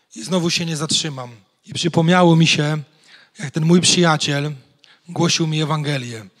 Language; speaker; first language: Polish; native; Polish